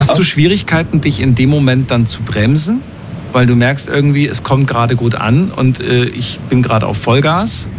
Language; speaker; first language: German; native; German